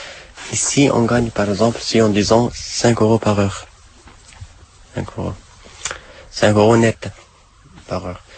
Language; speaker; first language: French; non-native, learner; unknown